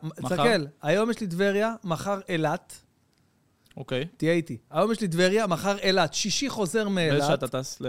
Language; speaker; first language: Hebrew; early bilingual, heritage; Dutch